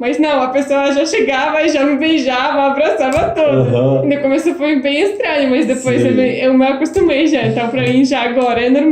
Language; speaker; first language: Portuguese; non-native, fluent; Polish